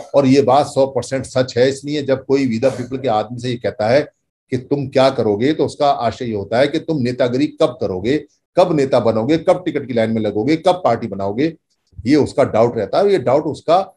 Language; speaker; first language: Hindi; native; Hindi